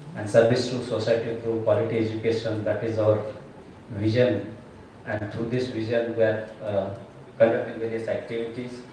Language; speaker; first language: English; non-native, local second language; Marathi